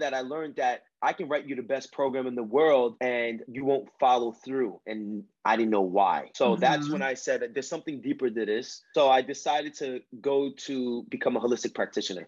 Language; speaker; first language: English; early bilingual, other home language; Spanish